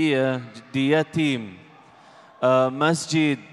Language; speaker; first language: Indonesian; non-native, learner; Arabic